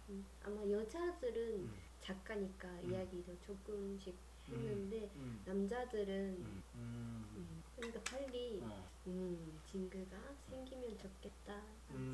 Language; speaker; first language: Korean; non-native, learner; Japanese